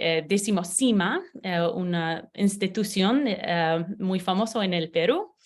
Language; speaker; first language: Spanish; non-native, learner; English